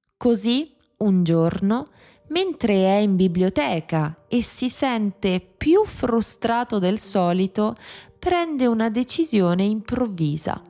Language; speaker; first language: Italian; native; Italian